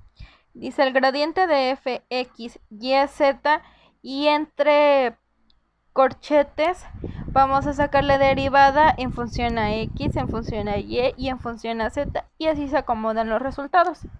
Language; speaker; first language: Spanish; native; Spanish